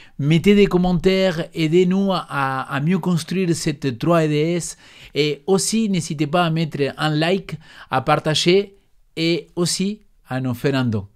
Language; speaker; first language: French; non-native, fluent; Spanish